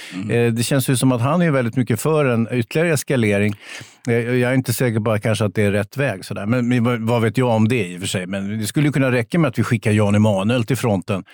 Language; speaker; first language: Swedish; native; Swedish